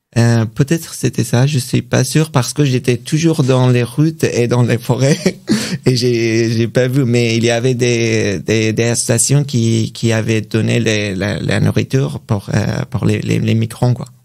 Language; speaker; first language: French; non-native, learner; Persian